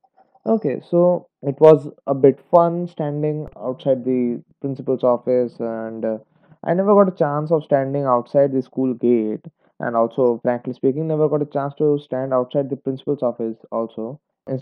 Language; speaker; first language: English; non-native, local second language; Hindi